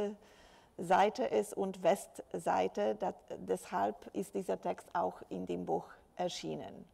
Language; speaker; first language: German; non-native, fluent; Polish